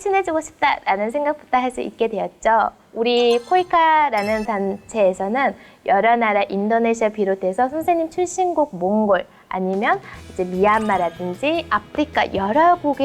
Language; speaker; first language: Korean; non-native, fluent; Mongolian